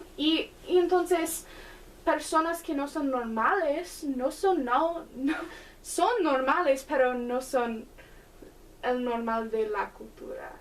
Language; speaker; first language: Spanish; non-native, learner; English